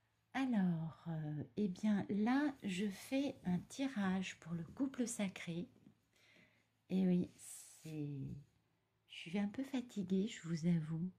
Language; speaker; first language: French; native; French